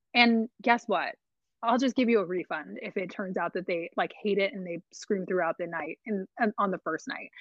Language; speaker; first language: English; native; English